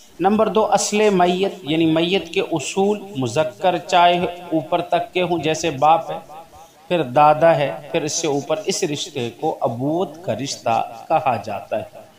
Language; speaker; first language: Urdu; native; Urdu